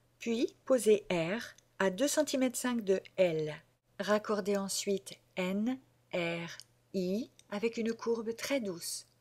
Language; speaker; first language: French; native; French